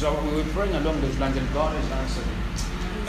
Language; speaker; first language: English; non-native, local second language; Zulu